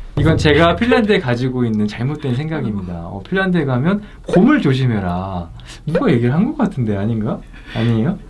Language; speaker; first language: Korean; native; Korean